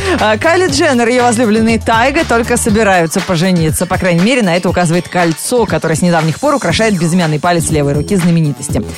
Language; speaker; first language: Russian; native; Russian